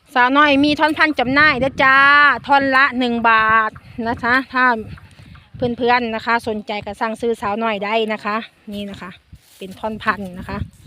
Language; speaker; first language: Thai; native; Thai